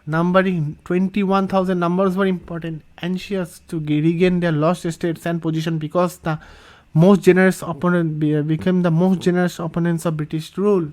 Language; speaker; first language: English; non-native, local second language; Assamese